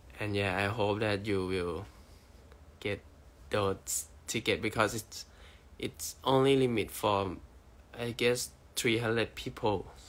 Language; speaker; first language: English; non-native, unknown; Thai